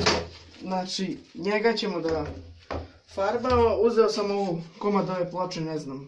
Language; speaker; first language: Serbian; native; Serbian